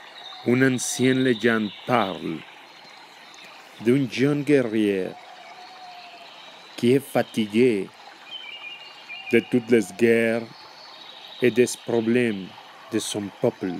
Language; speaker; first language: French; non-native, learner; Spanish